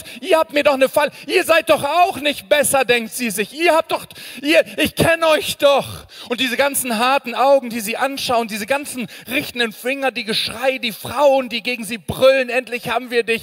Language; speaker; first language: German; native; German